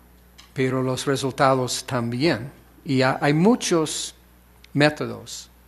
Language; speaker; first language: Spanish; non-native, fluent; English